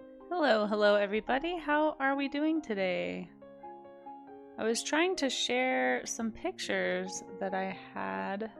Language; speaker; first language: English; native; English